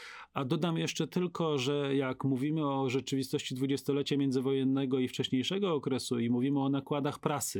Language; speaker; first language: Polish; native; Polish